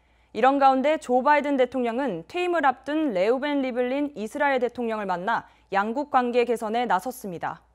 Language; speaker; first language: Korean; native; Korean